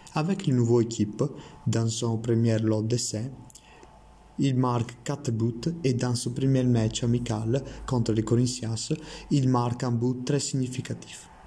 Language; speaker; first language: French; non-native, learner; Italian